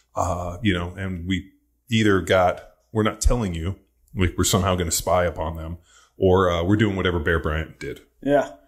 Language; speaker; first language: English; native; English